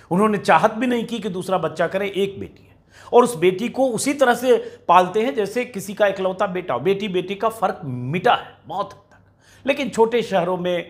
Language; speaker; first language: Hindi; native; Hindi